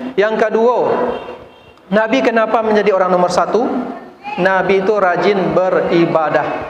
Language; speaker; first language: Malay; non-native, local second language; Minangkabau